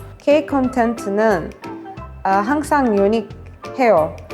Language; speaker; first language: Korean; non-native, fluent; Arabic